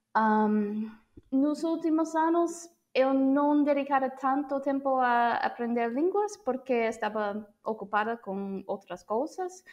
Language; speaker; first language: Portuguese; non-native, fluent; English